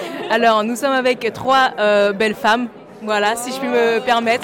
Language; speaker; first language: French; native; French